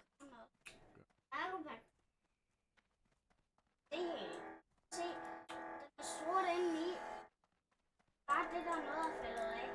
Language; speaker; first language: Danish; early bilingual, other home language; Vietnamese